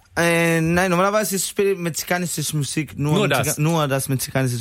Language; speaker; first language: German; non-native, learner; Spanish